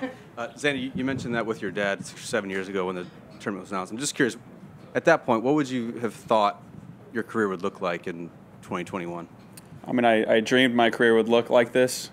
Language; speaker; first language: English; native; English